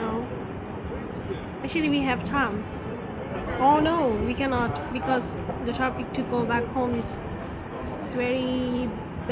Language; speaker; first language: English; non-native, learner; Thai